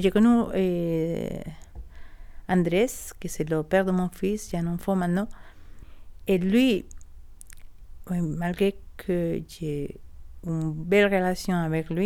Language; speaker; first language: French; non-native, learner; Spanish